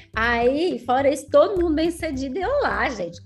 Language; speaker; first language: Portuguese; native; Portuguese